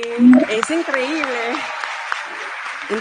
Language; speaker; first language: Spanish; non-native, fluent; English